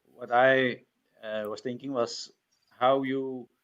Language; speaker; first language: English; non-native, fluent; Dutch